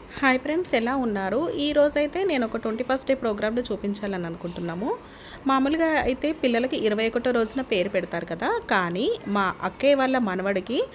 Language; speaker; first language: Telugu; non-native, local second language; Lambadi